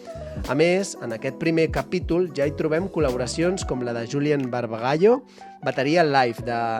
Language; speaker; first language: Catalan; native; Catalan